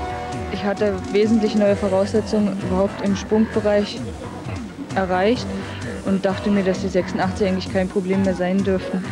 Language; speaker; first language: German; native; German